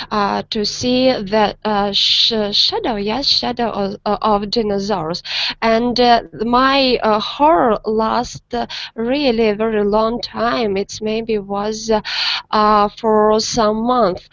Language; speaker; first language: English; non-native, learner; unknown